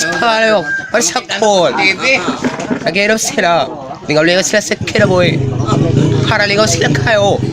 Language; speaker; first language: Cebuano; non-native, learner; Korean